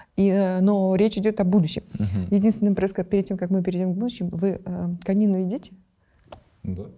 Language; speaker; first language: Russian; non-native, local second language; Kyrgyz